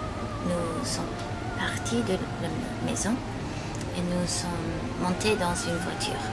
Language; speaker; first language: French; non-native, fluent; English